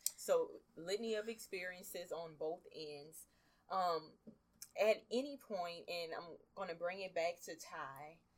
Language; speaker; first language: English; native; English